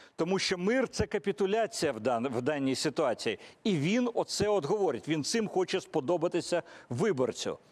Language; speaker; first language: Ukrainian; native; Ukrainian